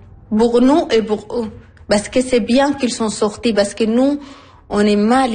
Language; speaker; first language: French; non-native, learner; Arabic